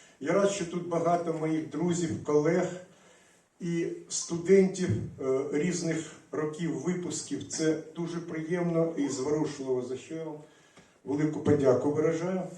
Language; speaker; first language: Ukrainian; non-native, local second language; Russian